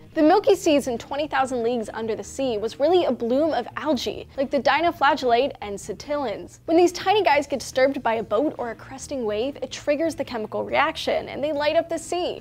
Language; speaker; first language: English; native; English